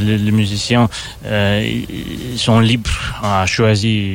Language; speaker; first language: French; non-native, fluent; Russian